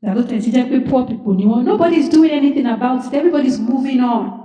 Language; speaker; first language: English; non-native, local second language; Yoruba